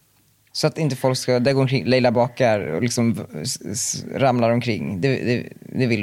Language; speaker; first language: Swedish; native; Swedish